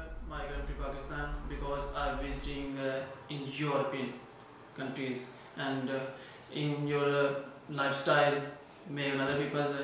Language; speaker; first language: English; non-native, learner; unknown